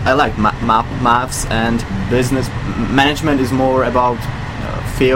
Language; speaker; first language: English; non-native, fluent; Czech